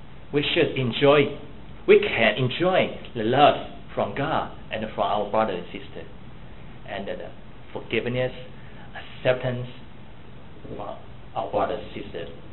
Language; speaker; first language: English; non-native, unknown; Chinese